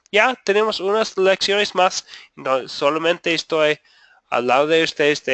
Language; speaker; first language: Spanish; non-native, fluent; English